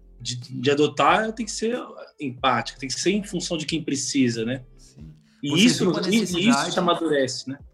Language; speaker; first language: Portuguese; native; Portuguese